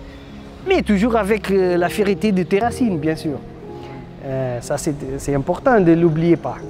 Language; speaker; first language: French; non-native, fluent; Portuguese